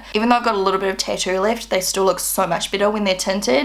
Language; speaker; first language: English; native; English